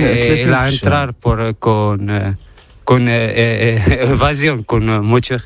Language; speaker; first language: Spanish; non-native, learner; Arabic